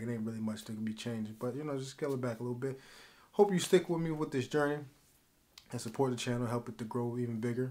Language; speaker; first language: English; native; English